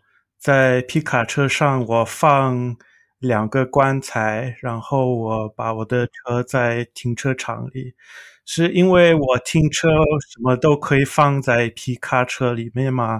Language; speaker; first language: Chinese; non-native, learner; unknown